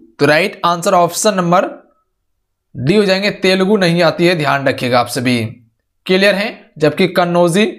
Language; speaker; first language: Hindi; native; Hindi